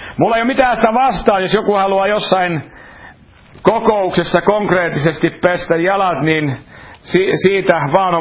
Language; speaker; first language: Finnish; native; Finnish